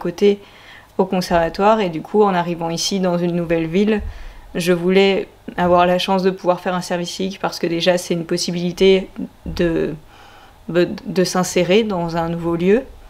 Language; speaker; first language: French; native; French